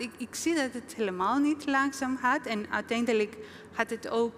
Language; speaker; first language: Dutch; non-native, fluent; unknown